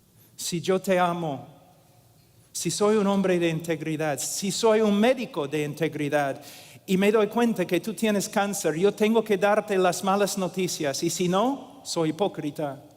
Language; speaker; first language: Spanish; non-native, fluent; English